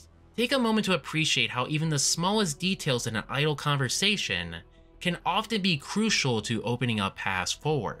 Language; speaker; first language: English; native; English